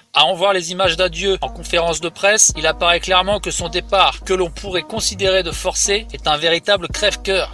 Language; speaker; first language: French; native; French